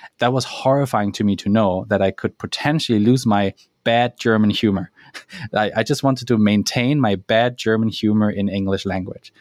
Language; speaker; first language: English; non-native, fluent; German